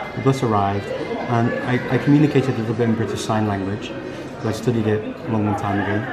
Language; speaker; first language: English; native; English